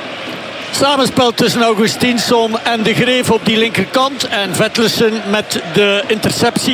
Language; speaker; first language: Dutch; native; Dutch